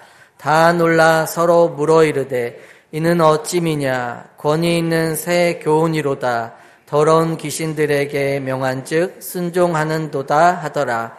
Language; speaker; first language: Korean; native; Korean